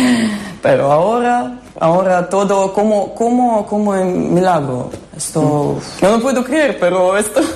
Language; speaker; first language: Spanish; non-native, learner; Ukrainian